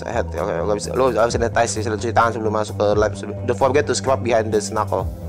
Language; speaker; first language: English; non-native, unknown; Indonesian